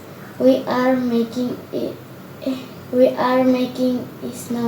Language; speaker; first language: English; non-native, learner; Indonesian